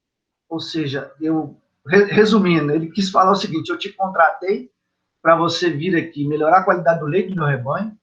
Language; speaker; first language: Portuguese; native; Portuguese